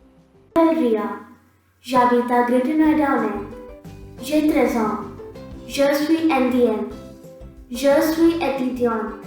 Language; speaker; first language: French; non-native, learner; Hindi